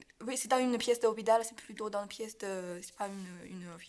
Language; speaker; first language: French; non-native, learner; Chinese